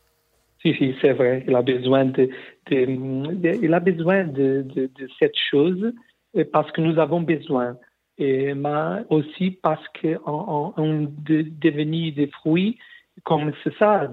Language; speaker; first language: French; non-native, learner; Portuguese